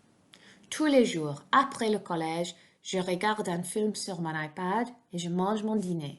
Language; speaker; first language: French; non-native, fluent; English